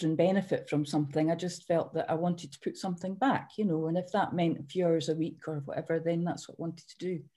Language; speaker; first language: English; native; English